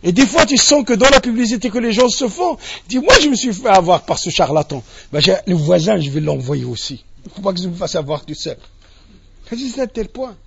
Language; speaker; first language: French; non-native, local second language; Arabic